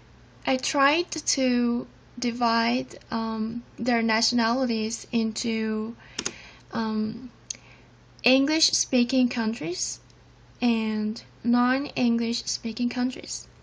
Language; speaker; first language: English; non-native, fluent; Korean